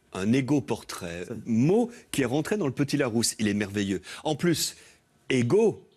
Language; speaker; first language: French; native; French